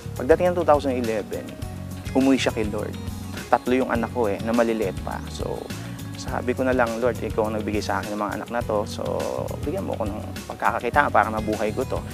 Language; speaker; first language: Filipino; non-native, local second language; Cebuano